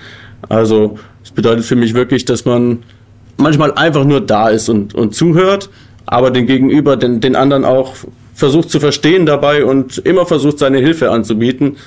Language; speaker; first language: German; native; German